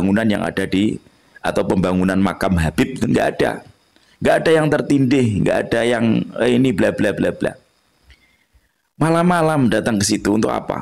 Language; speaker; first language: Indonesian; non-native, local second language; Javanese